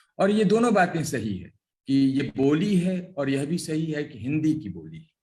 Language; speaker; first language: Hindi; native; Hindi